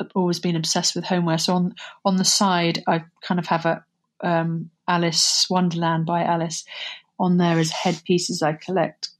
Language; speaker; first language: English; native; English